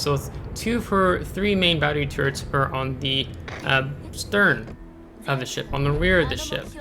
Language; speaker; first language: English; native; English